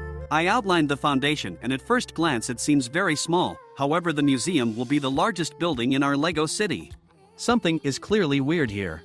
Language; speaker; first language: English; non-native, fluent; Russian